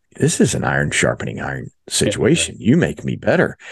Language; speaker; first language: English; native; English